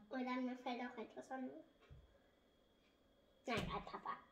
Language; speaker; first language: German; early bilingual, other home language; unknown